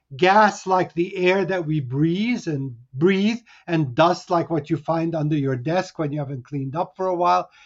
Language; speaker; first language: English; early bilingual, other home language; Hungarian